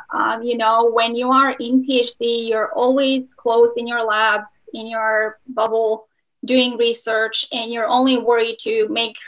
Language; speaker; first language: English; non-native, fluent; Serbian